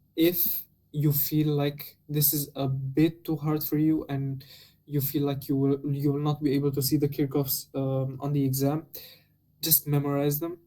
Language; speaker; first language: English; non-native, fluent; Romanian